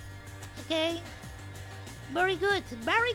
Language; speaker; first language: English; non-native, learner; Spanish